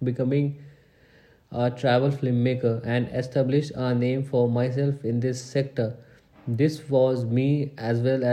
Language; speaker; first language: English; non-native, local second language; Hindi